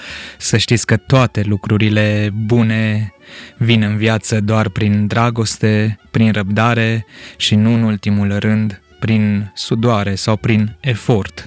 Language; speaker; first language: Romanian; native; Romanian